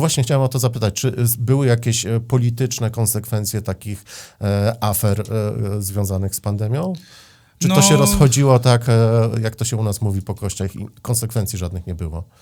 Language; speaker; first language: Polish; native; Polish